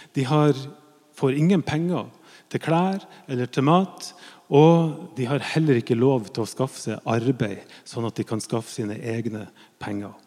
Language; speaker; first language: Norwegian; native; Norwegian